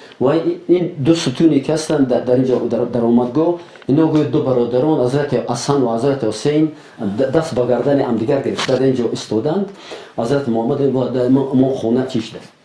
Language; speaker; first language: Tajik; non-native, local second language; Shughni